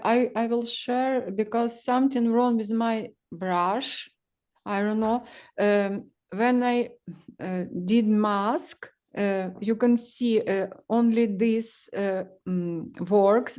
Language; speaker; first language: English; non-native, learner; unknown